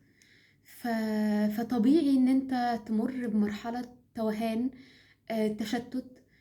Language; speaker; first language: Arabic; native; Arabic